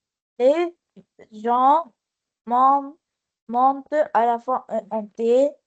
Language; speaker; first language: French; non-native, local second language; Arabic